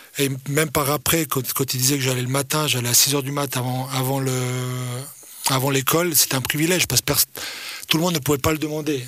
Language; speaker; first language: French; early bilingual, other home language; Croatian